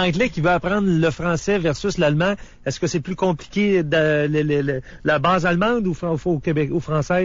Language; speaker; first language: French; native; French